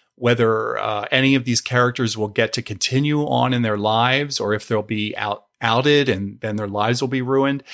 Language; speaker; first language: English; native; English